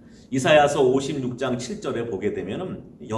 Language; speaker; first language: Korean; native; Korean